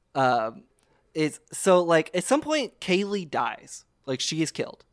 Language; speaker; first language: English; native; English